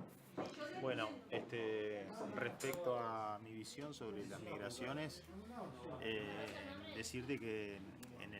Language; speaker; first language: Spanish; native; Spanish